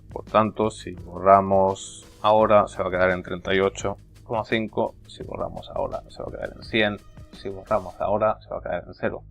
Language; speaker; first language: Spanish; native; Spanish